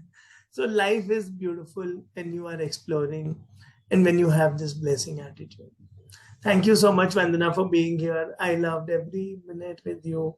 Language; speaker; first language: English; non-native, local second language; Hindi